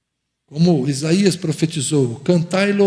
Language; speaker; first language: Portuguese; native; Portuguese